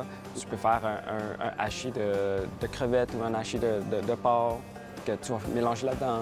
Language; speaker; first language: French; early bilingual, other home language; Khmer